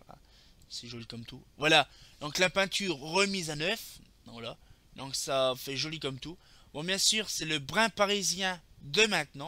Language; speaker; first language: French; native; French